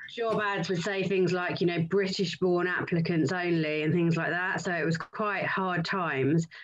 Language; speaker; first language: English; native; English